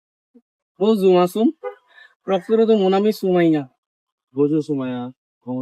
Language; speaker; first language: French; non-native, learner; Bangla